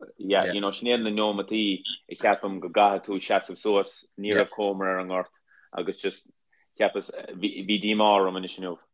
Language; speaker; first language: Irish; native; Irish